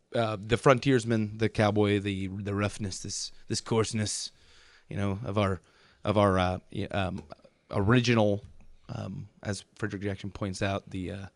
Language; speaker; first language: English; early bilingual, other home language; German